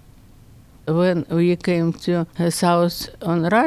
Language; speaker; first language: English; non-native, learner; Russian